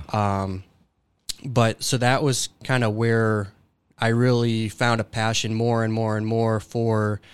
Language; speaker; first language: English; native; English